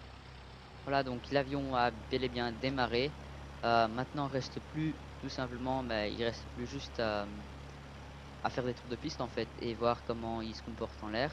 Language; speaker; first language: French; native; French